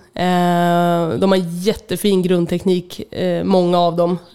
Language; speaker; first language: Swedish; native; Swedish